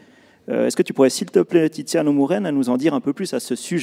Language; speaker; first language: French; native; French